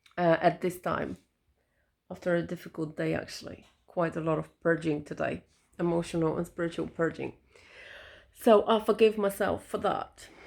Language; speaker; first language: English; non-native, fluent; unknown